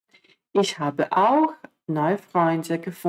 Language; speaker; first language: German; non-native, fluent; Croatian